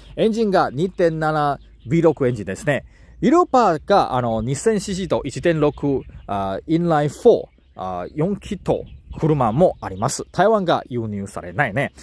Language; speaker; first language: Japanese; non-native, learner; Chinese